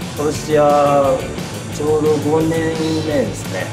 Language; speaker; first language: Japanese; non-native, fluent; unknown